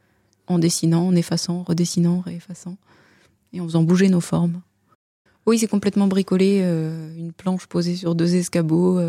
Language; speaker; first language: French; native; French